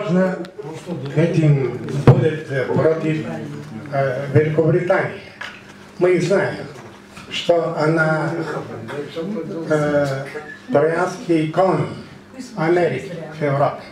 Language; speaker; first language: Russian; non-native, learner; Bulgarian